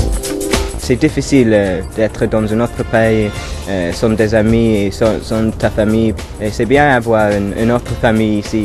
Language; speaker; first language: French; non-native, fluent; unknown